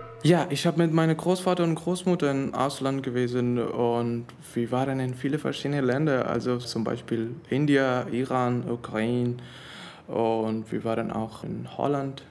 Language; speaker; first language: German; non-native, fluent; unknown